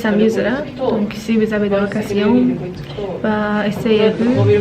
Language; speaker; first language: French; non-native, learner; Japanese